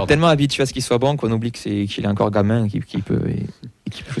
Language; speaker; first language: French; native; French